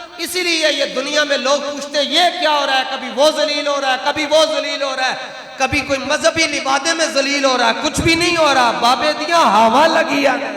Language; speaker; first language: Urdu; non-native, local second language; Punjabi